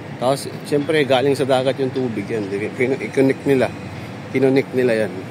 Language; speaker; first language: Filipino; native; Filipino